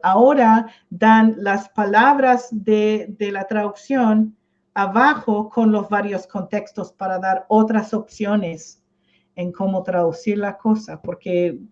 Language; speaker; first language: Spanish; non-native, fluent; English